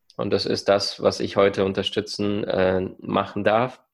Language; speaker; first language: German; early bilingual, other home language; Russian